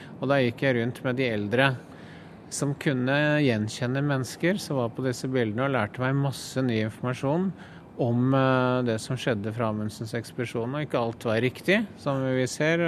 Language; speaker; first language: Norwegian; native; Norwegian